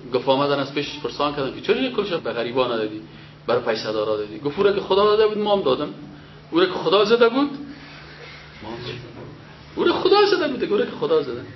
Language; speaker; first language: Persian; native; Persian